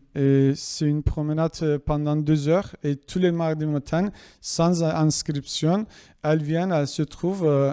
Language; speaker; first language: French; non-native, fluent; Kurdish